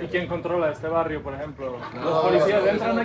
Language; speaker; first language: Spanish; non-native, fluent; Polish